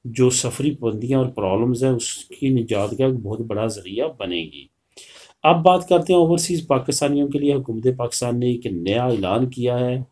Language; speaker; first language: Urdu; native; Urdu